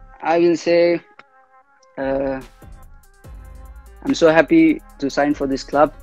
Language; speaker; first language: English; non-native, local second language; Tamil